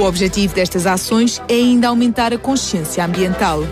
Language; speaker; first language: Portuguese; native; Portuguese